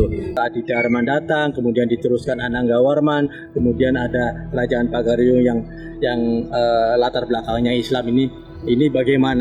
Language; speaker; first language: Indonesian; native; Indonesian